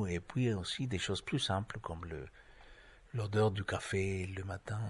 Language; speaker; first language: French; non-native, fluent; Spanish